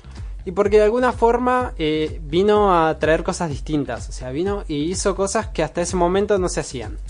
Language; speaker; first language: Spanish; native; Spanish